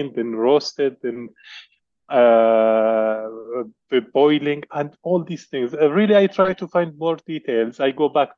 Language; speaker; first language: English; non-native, learner; Arabic